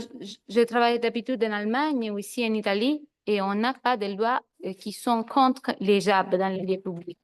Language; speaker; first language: French; non-native, fluent; Italian